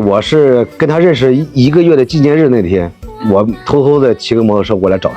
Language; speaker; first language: Chinese; native; Chinese